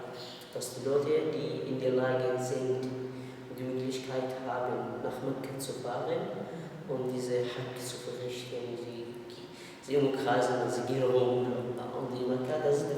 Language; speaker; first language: German; non-native, learner; Arabic